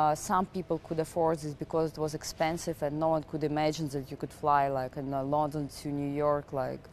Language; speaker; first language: English; non-native, fluent; Russian